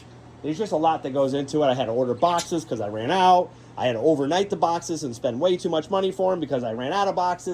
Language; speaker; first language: English; native; English